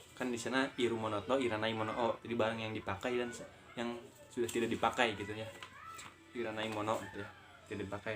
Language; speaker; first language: Indonesian; native; Indonesian